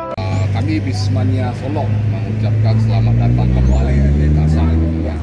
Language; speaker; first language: Indonesian; native; Indonesian